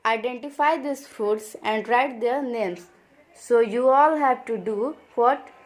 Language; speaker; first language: English; non-native, local second language; Hindi